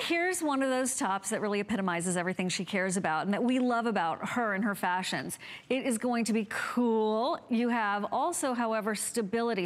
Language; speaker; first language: English; native; English